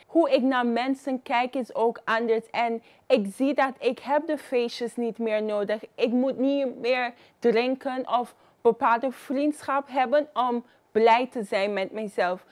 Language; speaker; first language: Dutch; non-native, fluent; Papiamento